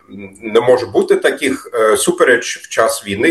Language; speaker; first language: Ukrainian; non-native, fluent; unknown